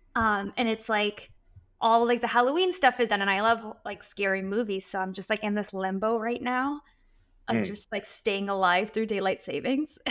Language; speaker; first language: English; early bilingual, other home language; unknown